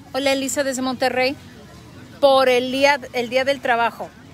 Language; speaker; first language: Spanish; early bilingual, heritage; Spanish